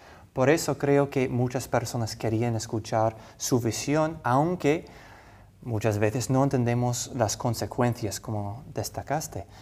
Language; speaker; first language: Spanish; non-native, fluent; English